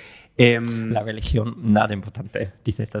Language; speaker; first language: Spanish; non-native, fluent; English